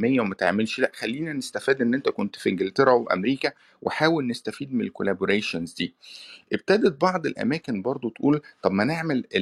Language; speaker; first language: Arabic; native; Arabic